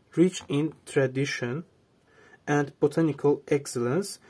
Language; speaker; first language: English; non-native, fluent; Azerbaijani